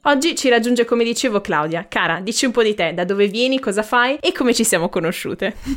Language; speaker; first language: Italian; native; Italian